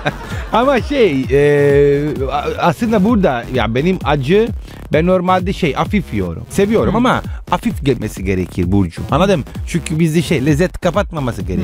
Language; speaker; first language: Turkish; non-native, fluent; Italian